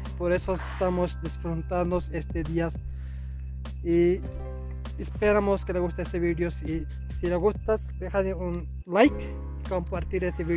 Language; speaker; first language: Spanish; non-native, learner; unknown